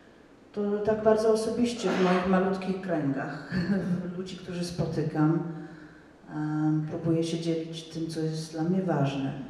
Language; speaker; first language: Polish; non-native, fluent; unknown